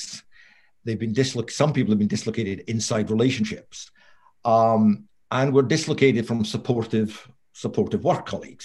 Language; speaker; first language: English; native; English